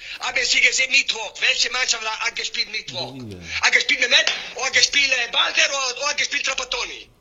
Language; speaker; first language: German; non-native, learner; Italian